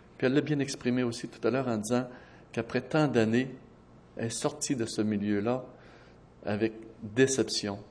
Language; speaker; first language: French; native; French